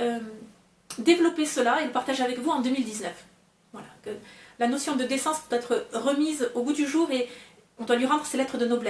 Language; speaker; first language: French; native; French